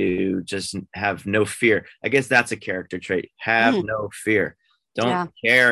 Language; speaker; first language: English; native; English